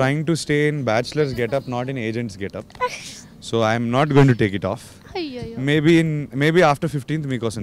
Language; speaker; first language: Telugu; native; Telugu